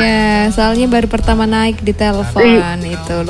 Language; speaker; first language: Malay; non-native, local second language; Javanese